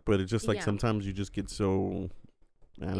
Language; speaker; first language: English; native; English